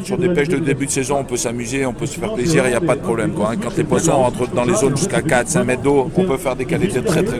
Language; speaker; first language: French; native; French